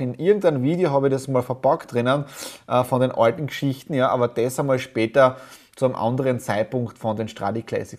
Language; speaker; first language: German; native; German